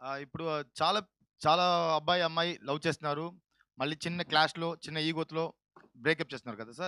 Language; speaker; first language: Telugu; non-native, learner; Tamil